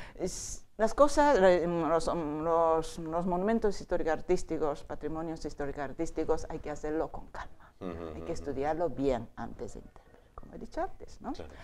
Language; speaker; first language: Spanish; non-native, fluent; Japanese